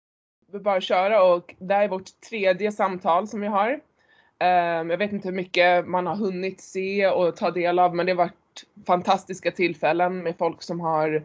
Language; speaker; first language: Swedish; native; Swedish